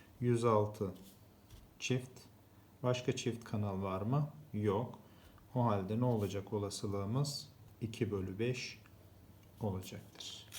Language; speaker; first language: Turkish; native; Turkish